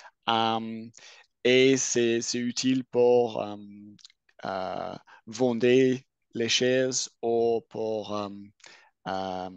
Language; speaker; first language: French; non-native, fluent; English